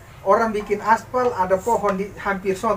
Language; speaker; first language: Malay; native; Malay